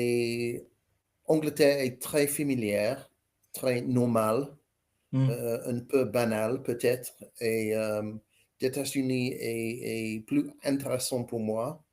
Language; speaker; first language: French; non-native, learner; English